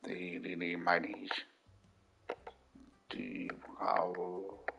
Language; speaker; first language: German; non-native, learner; Vietnamese